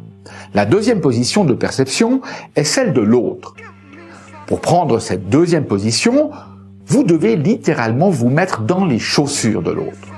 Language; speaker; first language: French; native; French